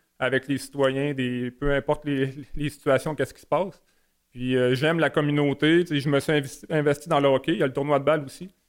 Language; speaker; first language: French; native; French